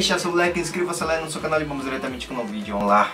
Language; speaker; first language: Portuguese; non-native, fluent; Spanish